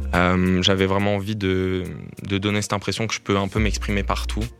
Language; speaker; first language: French; native; French